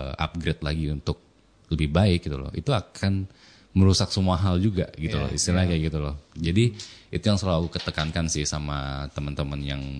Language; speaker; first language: Indonesian; native; Indonesian